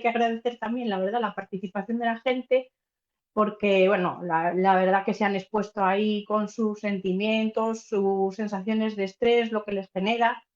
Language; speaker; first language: Spanish; native; Spanish